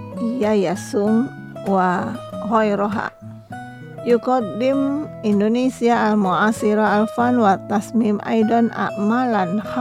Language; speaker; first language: Arabic; non-native, fluent; Indonesian